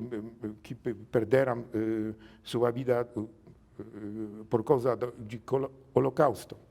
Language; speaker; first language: Portuguese; non-native, learner; Polish